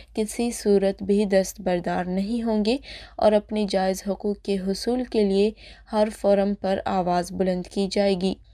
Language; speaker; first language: Urdu; non-native, local second language; Baluchi